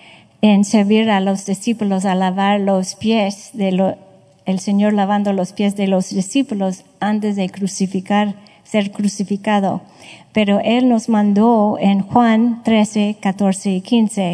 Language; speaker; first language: Spanish; non-native, fluent; English